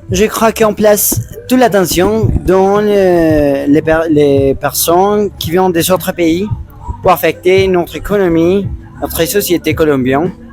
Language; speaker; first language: French; non-native, learner; Spanish